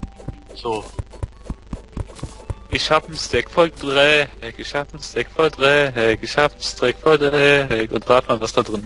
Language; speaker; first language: German; native; German